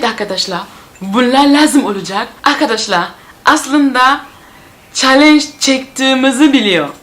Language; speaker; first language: Turkish; non-native, fluent; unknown